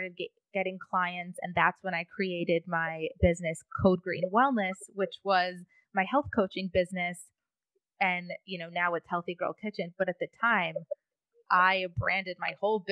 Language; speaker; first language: English; native; English